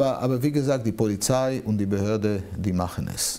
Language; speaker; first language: German; non-native, fluent; Hebrew